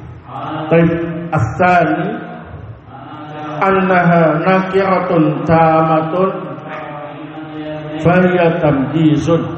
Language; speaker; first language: Arabic; non-native, fluent; Indonesian